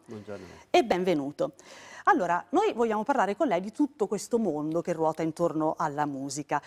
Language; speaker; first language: Italian; native; Italian